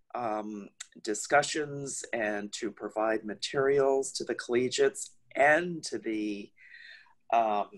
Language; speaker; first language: English; native; English